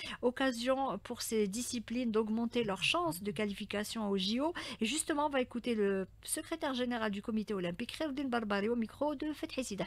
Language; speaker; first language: French; non-native, local second language; Arabic